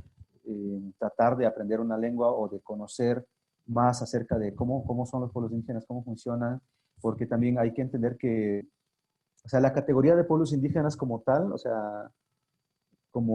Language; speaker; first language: Spanish; non-native, local second language; Zapotec